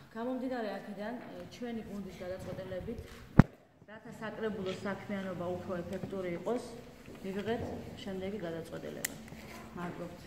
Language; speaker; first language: Georgian; native; Georgian